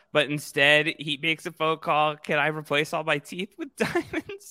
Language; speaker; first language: English; native; English